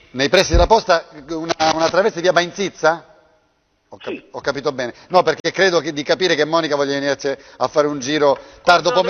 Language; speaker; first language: Italian; native; Italian